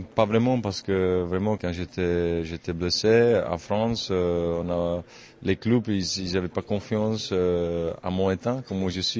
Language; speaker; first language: French; non-native, fluent; Czech